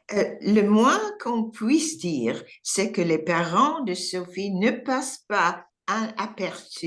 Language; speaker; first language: French; non-native, learner; English